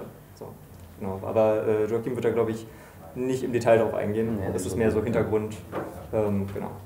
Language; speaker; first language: German; native; German